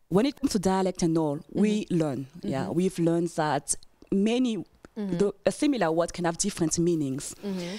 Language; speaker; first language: English; non-native, fluent; French